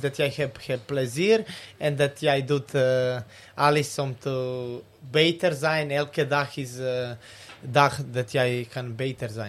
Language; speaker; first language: Dutch; non-native, learner; Serbian